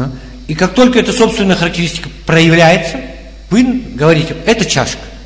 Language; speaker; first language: Russian; native; Russian